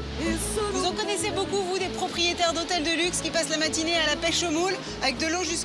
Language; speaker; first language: French; native; French